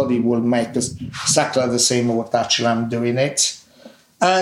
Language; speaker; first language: English; non-native, fluent; Italian